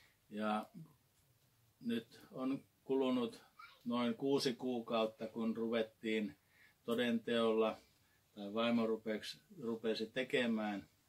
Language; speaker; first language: Finnish; native; Finnish